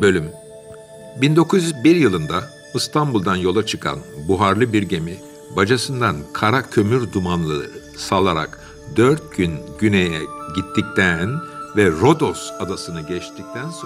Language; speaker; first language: Turkish; native; Turkish